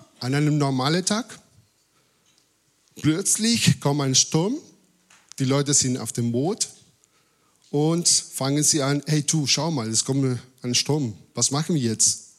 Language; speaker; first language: German; non-native, fluent; Spanish